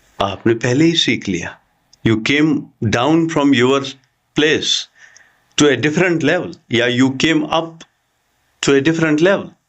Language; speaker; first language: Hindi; non-native, local second language; Kashmiri